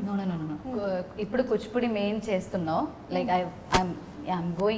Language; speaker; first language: Telugu; non-native, learner; Malayalam